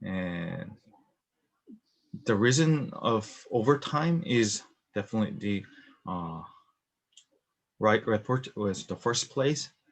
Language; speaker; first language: English; non-native, learner; Korean